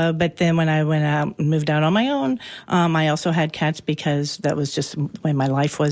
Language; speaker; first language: English; native; English